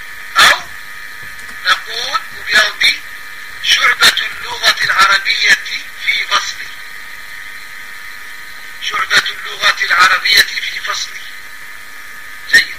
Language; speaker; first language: Arabic; non-native, fluent; French